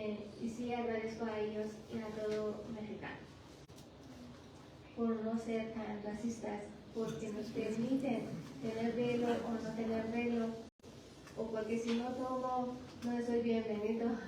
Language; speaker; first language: Spanish; non-native, learner; Persian